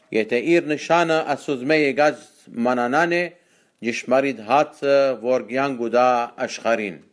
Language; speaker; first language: Armenian; native; Armenian